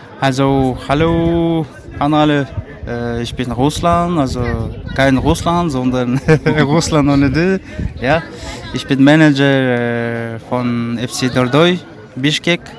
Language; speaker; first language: German; non-native, learner; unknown